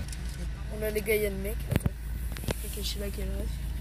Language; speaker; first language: French; native; French